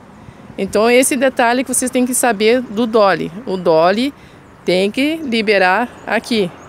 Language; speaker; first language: Portuguese; native; Portuguese